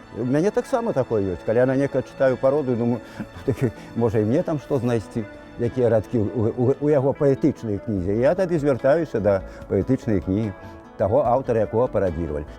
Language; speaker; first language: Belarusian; native; Belarusian